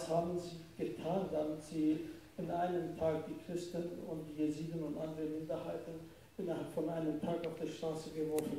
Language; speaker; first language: German; non-native, fluent; Arabic